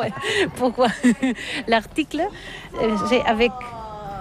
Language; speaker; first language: French; non-native, learner; Catalan